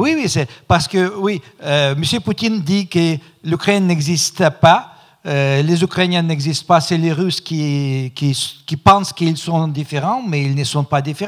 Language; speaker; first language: French; non-native, fluent; Russian